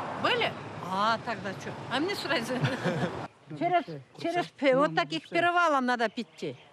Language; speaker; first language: Russian; non-native, local second language; Kyrgyz